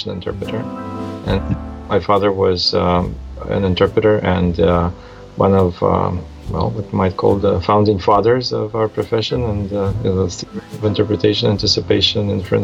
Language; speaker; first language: English; non-native, fluent; Russian